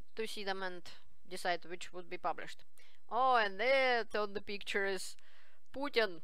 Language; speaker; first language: English; non-native, fluent; Russian